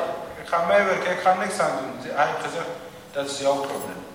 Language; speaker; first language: Dutch; non-native, fluent; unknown